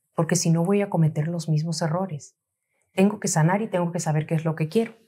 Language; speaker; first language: Spanish; native; Spanish